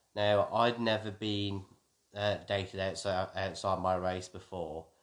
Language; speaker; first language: English; native; English